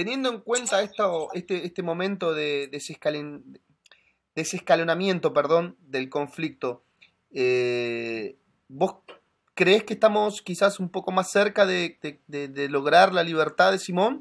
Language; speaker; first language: Spanish; native; Spanish